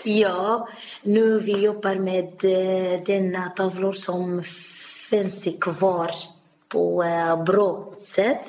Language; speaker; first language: Swedish; non-native, learner; Arabic